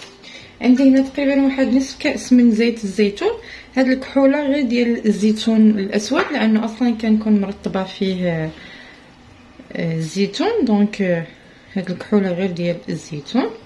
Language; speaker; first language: Arabic; native; Arabic